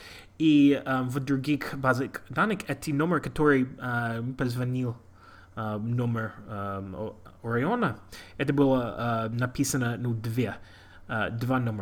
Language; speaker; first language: Russian; non-native, learner; English